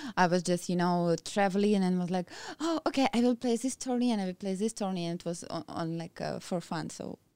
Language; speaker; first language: English; non-native, fluent; Ukrainian